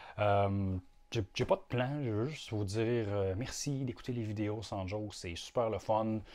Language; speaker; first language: French; native; French